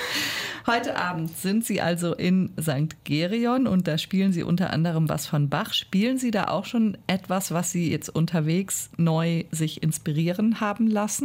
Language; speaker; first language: German; native; German